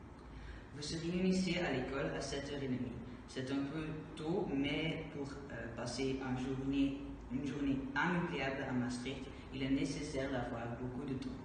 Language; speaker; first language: French; non-native, learner; Dutch